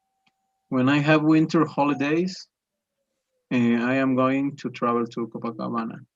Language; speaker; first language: English; non-native, learner; Spanish